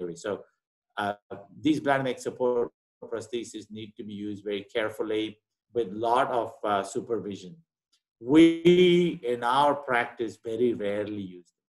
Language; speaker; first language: English; non-native, local second language; Marathi